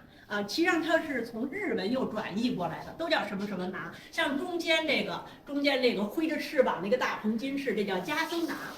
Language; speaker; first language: Chinese; native; Chinese